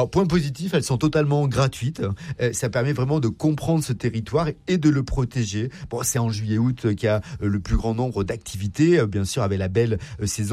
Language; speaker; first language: French; native; French